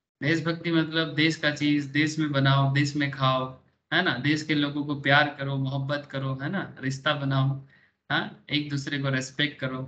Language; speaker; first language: Hindi; non-native, local second language; Bangla